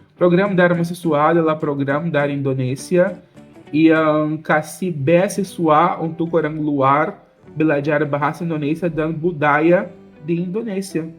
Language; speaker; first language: Indonesian; non-native, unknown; Portuguese